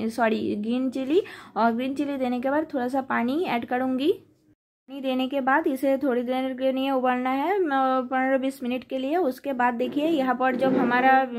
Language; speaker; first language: Hindi; non-native, local second language; Bangla